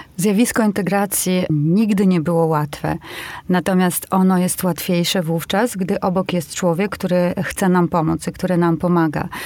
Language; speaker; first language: Polish; native; Polish